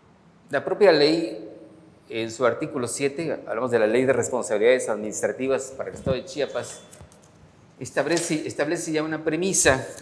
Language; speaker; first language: Spanish; native; Spanish